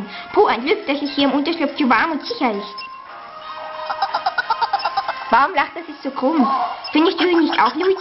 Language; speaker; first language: German; native; German